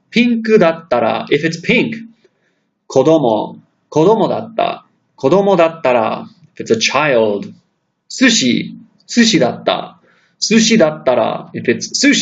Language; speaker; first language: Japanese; non-native, fluent; English